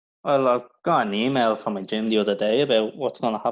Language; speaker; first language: English; native; English